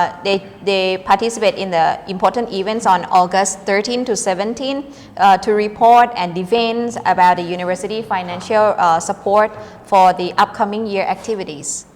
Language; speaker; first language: English; non-native, fluent; Thai